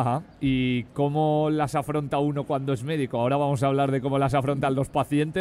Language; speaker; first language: Spanish; native; Spanish